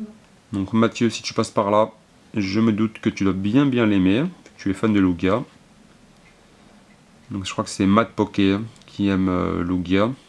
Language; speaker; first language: French; native; French